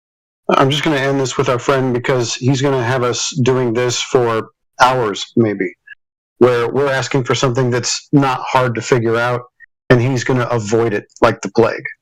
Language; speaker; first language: English; native; English